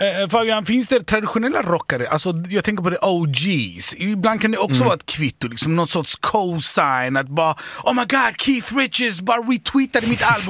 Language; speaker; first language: Swedish; native; Swedish